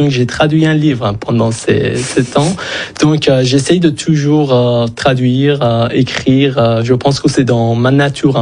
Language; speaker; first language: French; non-native, fluent; Persian